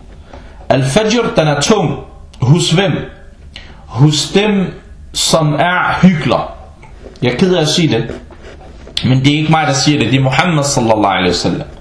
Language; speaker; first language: Danish; non-native, fluent; Arabic